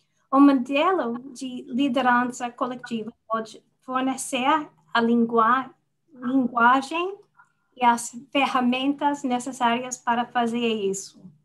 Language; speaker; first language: Portuguese; non-native, learner; English